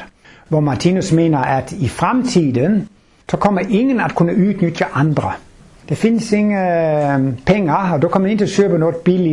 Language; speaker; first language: Swedish; non-native, fluent; Danish